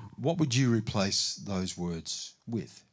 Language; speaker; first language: English; native; English